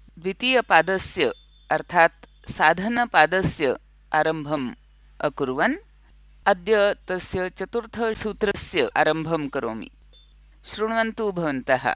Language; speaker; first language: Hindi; non-native, local second language; Marathi